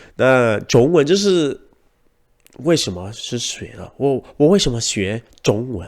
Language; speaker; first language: Chinese; non-native, learner; Spanish